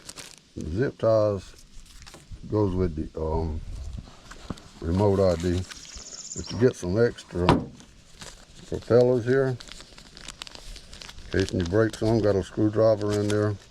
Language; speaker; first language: English; native; English